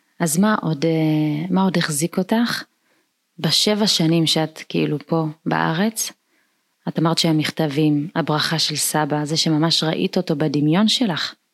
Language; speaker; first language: Hebrew; early bilingual, other home language; Amharic